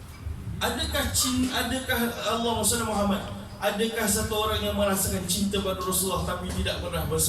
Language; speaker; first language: Malay; native; Malay